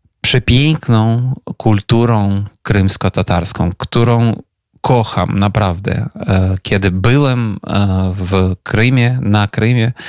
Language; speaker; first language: Polish; non-native, fluent; Ukrainian